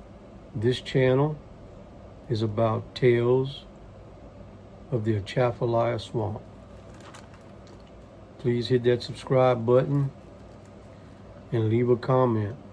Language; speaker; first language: English; native; English